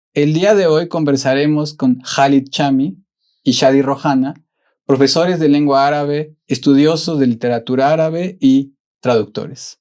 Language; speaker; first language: Spanish; native; Spanish